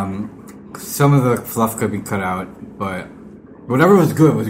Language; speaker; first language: English; non-native, local second language; Filipino